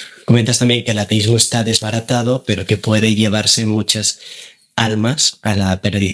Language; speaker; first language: Spanish; native; Spanish